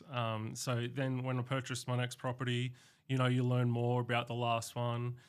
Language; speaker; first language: English; native; English